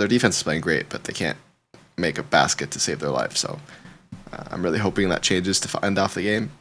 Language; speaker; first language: English; native; English